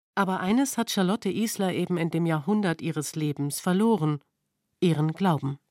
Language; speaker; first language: German; native; German